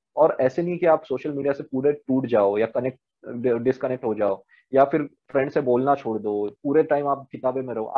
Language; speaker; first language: Hindi; non-native, local second language; Marathi